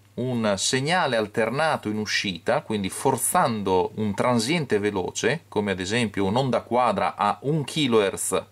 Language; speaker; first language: Italian; native; Italian